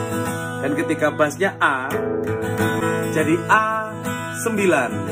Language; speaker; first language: Indonesian; native; Indonesian